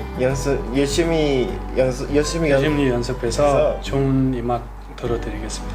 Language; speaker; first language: Korean; non-native, learner; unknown